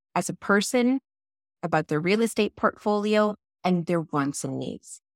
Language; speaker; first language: English; native; English